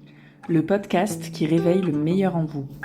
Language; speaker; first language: French; native; French